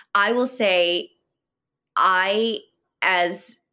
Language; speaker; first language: English; native; English